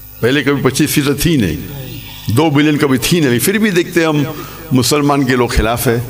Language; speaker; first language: Urdu; non-native, local second language; English